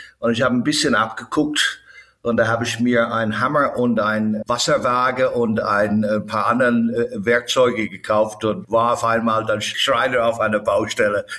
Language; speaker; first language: German; non-native, fluent; English